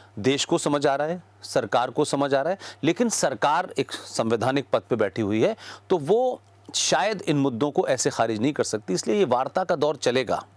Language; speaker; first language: Hindi; native; Hindi